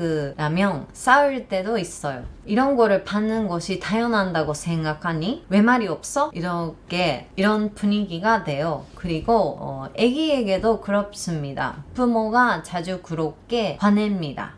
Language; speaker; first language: Korean; non-native, learner; Japanese